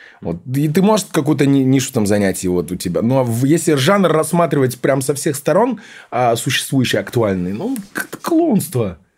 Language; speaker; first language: Russian; early bilingual, heritage; Russian